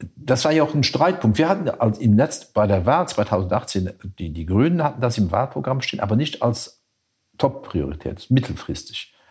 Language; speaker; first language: German; non-native, local second language; Luxembourgish